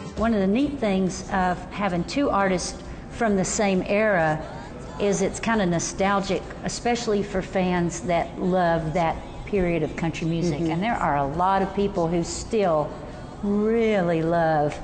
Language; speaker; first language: English; native; English